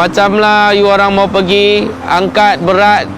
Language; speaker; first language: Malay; non-native, local second language; Chinese